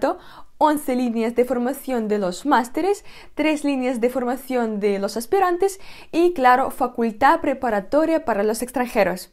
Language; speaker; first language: Spanish; non-native, fluent; Russian